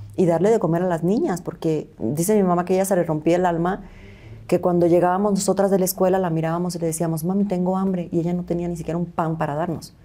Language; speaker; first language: Spanish; native; Spanish